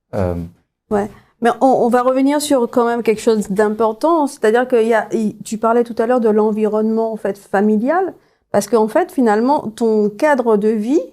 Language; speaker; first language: French; native; French